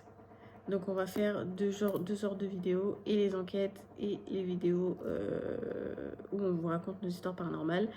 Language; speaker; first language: French; native; French